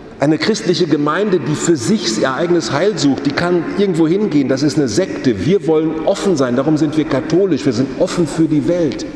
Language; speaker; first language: German; native; German